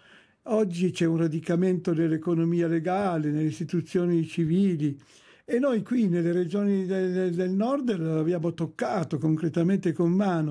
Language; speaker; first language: Italian; native; Italian